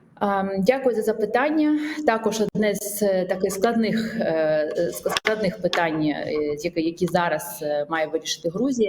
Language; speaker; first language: Ukrainian; non-native, fluent; Georgian